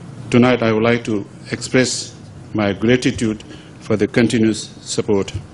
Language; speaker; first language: English; non-native, local second language; Urdu